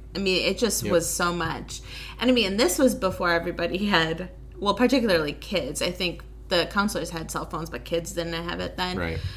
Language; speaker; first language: English; native; English